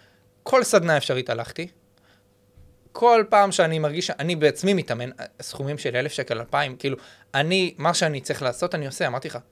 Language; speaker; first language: Hebrew; native; Hebrew